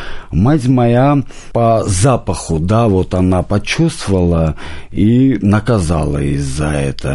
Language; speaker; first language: Russian; non-native, local second language; Armenian